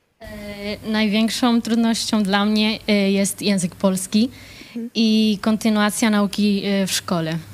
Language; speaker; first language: Polish; early bilingual, heritage; Polish